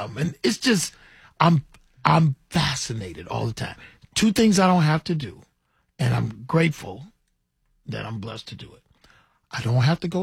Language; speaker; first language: English; native; English